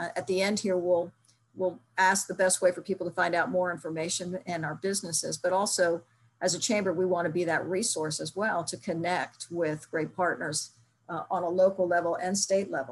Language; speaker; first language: English; native; English